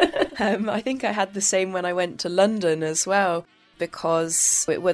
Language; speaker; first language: English; native; English